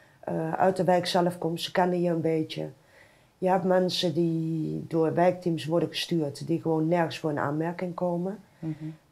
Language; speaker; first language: Dutch; native; Dutch